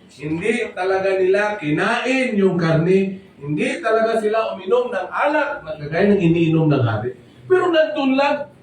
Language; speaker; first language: Filipino; non-native, local second language; Cebuano